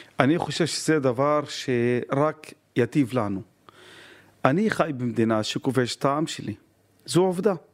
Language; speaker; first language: Hebrew; non-native, local second language; Arabic